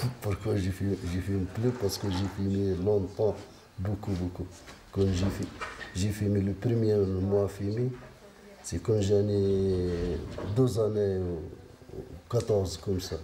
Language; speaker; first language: French; non-native, local second language; Arabic